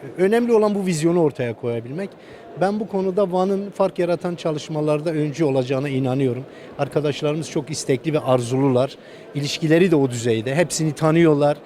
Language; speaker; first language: Turkish; native; Turkish